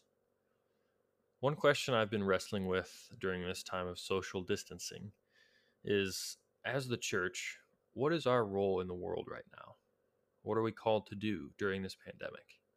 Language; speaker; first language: English; native; English